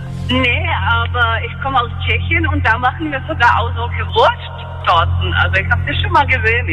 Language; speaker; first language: German; non-native, fluent; Czech